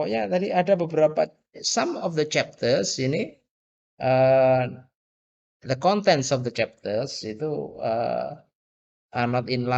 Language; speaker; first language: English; non-native, fluent; Indonesian